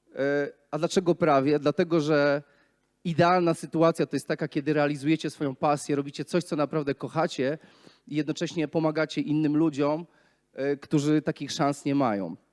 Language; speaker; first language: Polish; native; Polish